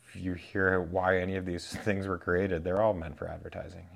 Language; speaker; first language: English; native; English